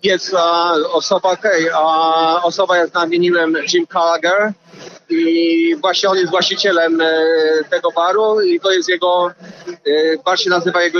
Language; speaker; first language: Polish; early bilingual, heritage; Polish